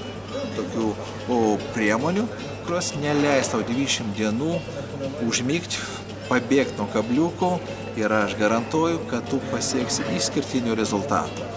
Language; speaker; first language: Lithuanian; native; Lithuanian